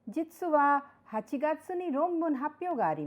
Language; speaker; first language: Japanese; non-native, fluent; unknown